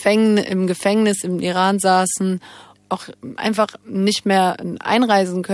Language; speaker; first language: German; early bilingual, other home language; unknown